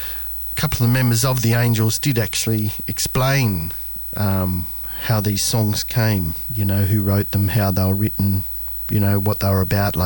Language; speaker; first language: English; native; English